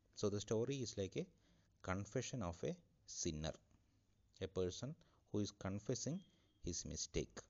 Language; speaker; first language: English; non-native, local second language; Malayalam